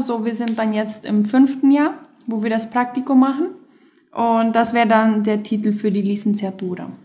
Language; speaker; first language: German; non-native, local second language; Plautdietsch